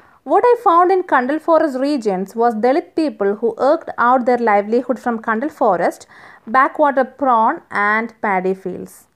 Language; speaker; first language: English; non-native, local second language; Malayalam